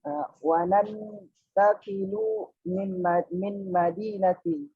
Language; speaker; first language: Arabic; non-native, learner; Indonesian